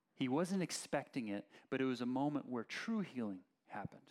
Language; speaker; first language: English; native; English